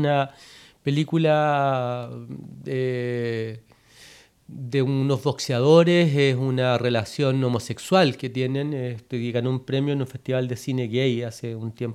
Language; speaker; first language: Spanish; native; Spanish